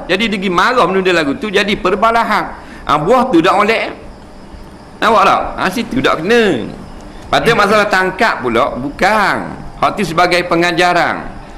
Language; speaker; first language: Malay; native; Malay